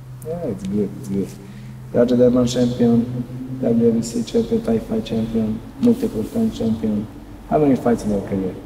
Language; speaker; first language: English; non-native, learner; Serbian